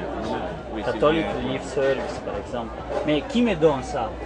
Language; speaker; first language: French; non-native, learner; Italian